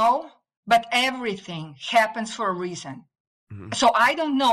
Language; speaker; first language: English; non-native, fluent; Slovenian